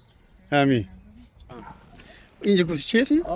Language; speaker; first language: Persian; native; Persian